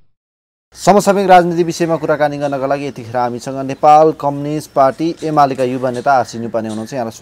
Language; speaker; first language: Nepali; native; Nepali